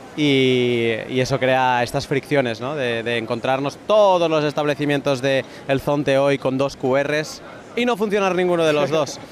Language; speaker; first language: Spanish; native; Spanish